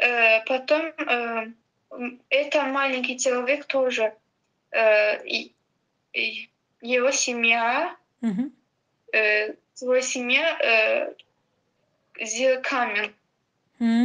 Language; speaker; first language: Russian; non-native, learner; Azerbaijani